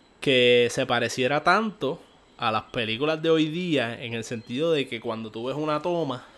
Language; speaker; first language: Spanish; native; Spanish